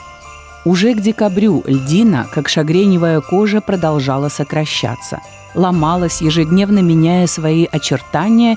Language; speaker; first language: Russian; native; Russian